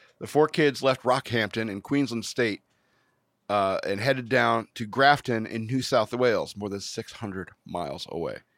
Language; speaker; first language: English; native; English